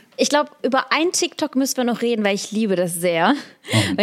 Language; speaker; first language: German; early bilingual, other home language; Russian